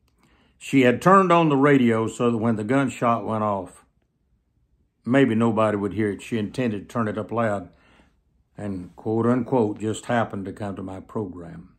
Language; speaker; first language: English; native; English